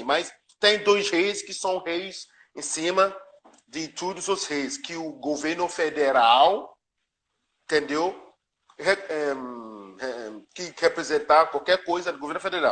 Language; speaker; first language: Portuguese; non-native, learner; Yoruba